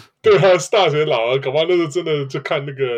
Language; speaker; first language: Chinese; native; Chinese